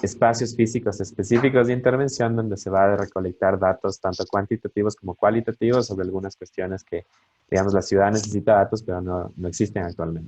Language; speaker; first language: Spanish; native; Spanish